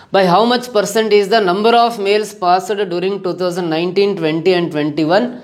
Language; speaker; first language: English; non-native, local second language; Kannada